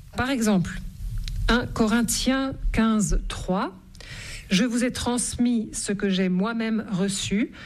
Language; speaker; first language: French; native; French